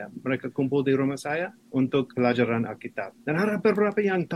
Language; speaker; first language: Indonesian; non-native, fluent; English